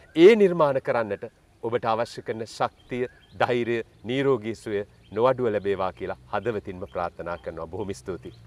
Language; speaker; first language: Sinhala; native; Sinhala